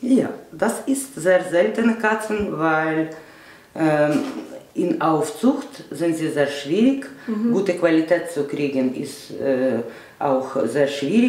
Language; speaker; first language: German; non-native, learner; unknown